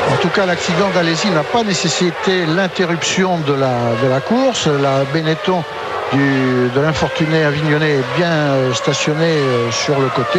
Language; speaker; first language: French; native; French